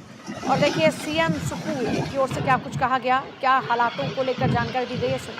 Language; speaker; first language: Hindi; native; Hindi